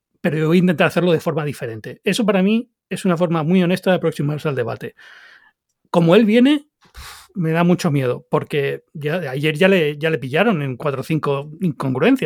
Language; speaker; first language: Spanish; native; Spanish